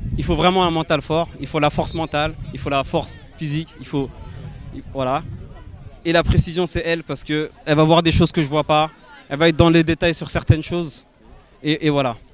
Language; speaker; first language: French; early bilingual, other home language; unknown